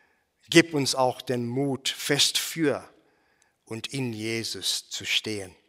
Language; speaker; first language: German; non-native, fluent; English